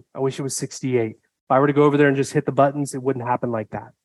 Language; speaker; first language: English; native; English